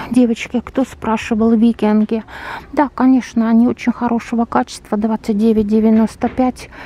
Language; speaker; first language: Russian; native; Russian